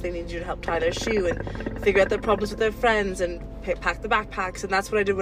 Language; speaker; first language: English; native; English